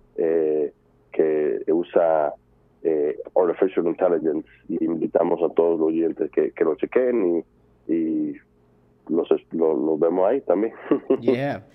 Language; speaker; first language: Spanish; early bilingual, heritage; Spanish